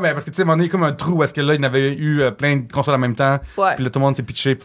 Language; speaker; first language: French; native; French